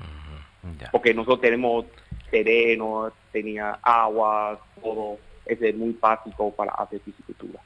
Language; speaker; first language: Spanish; non-native, learner; Chinese